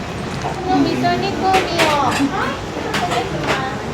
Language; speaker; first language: Japanese; native; Japanese